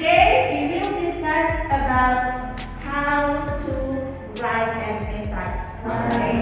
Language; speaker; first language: English; non-native, fluent; Indonesian